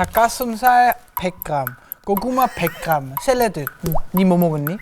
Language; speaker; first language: Korean; non-native, fluent; German